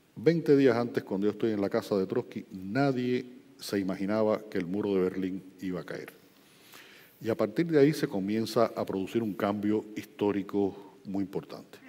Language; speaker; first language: Spanish; native; Spanish